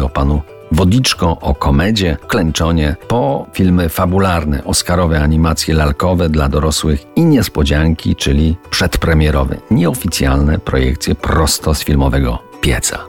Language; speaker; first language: Polish; native; Polish